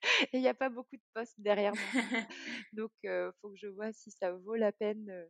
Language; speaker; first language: French; native; French